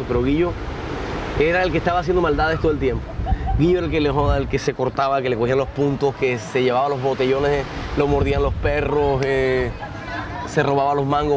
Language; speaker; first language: Spanish; native; Spanish